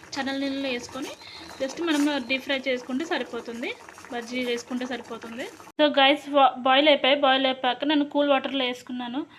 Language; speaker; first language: Telugu; non-native, local second language; Lambadi